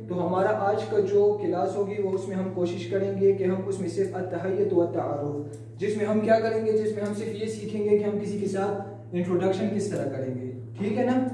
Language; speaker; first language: Urdu; non-native, local second language; Pashto